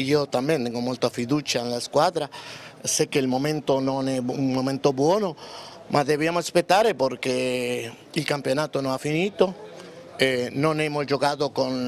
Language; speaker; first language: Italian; non-native, learner; Spanish